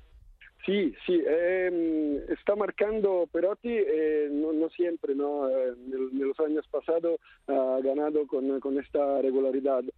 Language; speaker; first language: Spanish; non-native, fluent; Italian